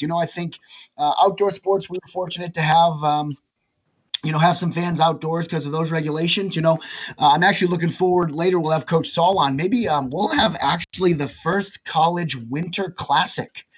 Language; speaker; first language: English; native; English